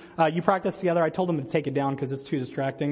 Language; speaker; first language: English; native; English